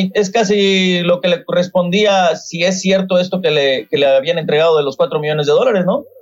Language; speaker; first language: Spanish; native; Spanish